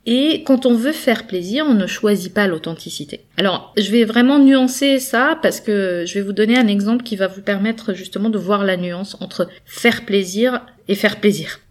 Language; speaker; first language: French; native; French